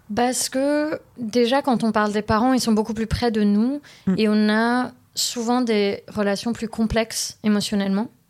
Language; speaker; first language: French; early bilingual, heritage; French